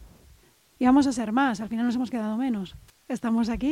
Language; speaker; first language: Spanish; native; Spanish